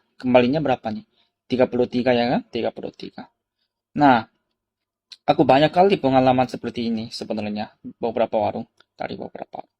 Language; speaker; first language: Indonesian; non-native, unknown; Korean